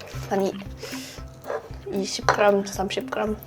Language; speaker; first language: Korean; non-native, fluent; Swedish